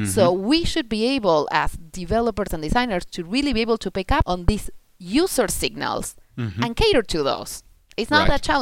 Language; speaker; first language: English; non-native, fluent; Spanish